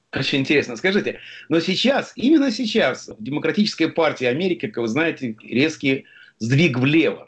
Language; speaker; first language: Russian; native; Russian